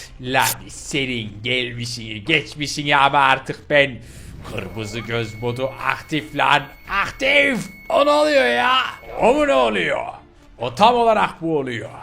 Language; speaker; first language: Turkish; native; Turkish